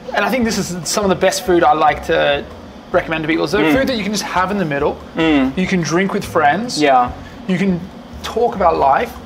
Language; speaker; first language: English; native; English